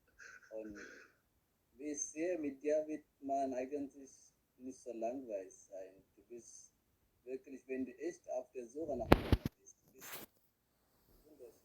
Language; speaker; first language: German; non-native, learner; Tigrinya